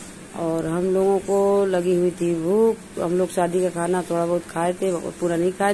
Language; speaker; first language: Hindi; native; Hindi